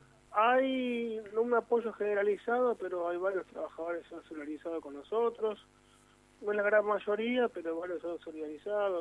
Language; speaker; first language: Spanish; native; Spanish